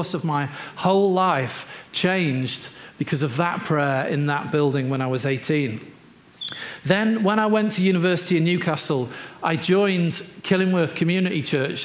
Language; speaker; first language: English; native; English